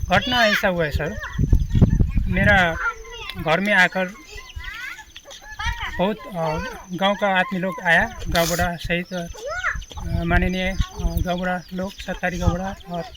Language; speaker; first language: Hindi; non-native, local second language; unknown